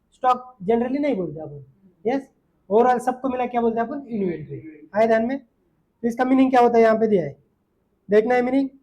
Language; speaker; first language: Hindi; non-native, local second language; Marathi